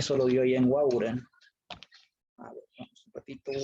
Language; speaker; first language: Spanish; native; Spanish